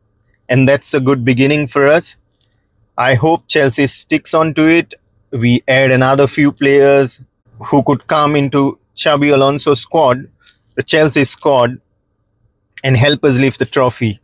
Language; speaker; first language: English; non-native, local second language; Konkani